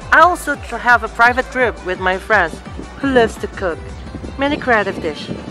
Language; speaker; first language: English; non-native, learner; Indonesian